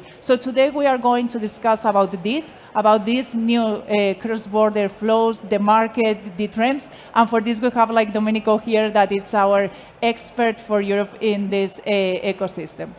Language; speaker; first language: English; non-native, fluent; Spanish